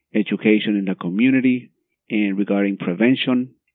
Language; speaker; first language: English; non-native, fluent; Spanish